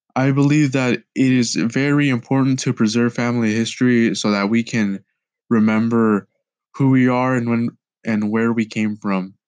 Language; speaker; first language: English; early bilingual, other home language; Spanish